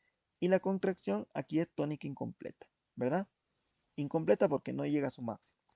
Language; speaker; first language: Spanish; native; Spanish